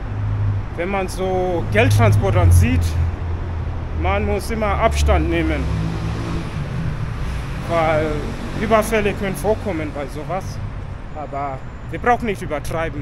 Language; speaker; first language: German; non-native, fluent; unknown